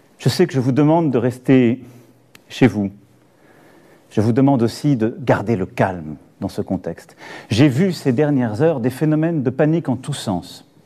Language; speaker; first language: French; native; French